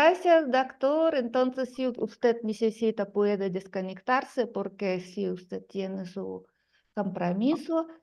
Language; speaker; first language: Spanish; non-native, fluent; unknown